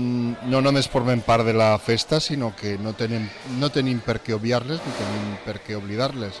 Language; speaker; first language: Catalan; native; Catalan